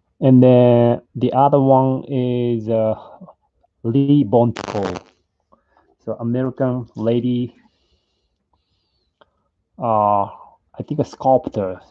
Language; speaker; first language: English; non-native, learner; Japanese